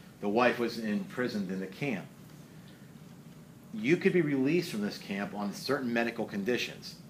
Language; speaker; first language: English; native; English